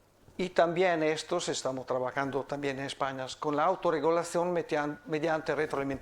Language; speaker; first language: Spanish; non-native, fluent; Italian